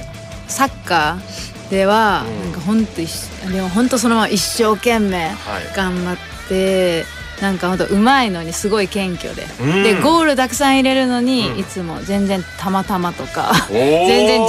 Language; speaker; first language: Japanese; native; Japanese